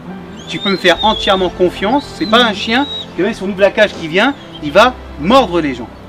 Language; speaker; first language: French; native; French